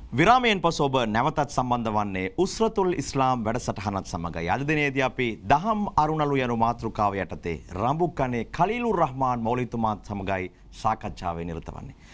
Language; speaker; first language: Sinhala; non-native, local second language; Tamil